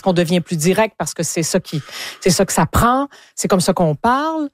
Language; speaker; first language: French; native; French